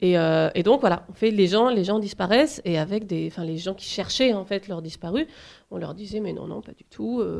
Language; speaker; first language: French; native; French